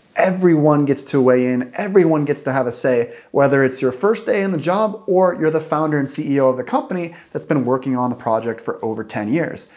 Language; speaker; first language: English; native; English